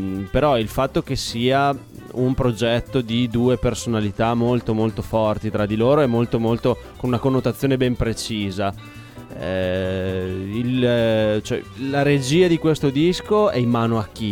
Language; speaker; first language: Italian; native; Italian